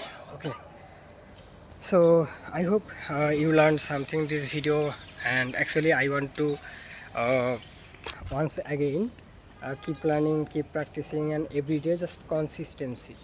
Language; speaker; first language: English; non-native, learner; Bangla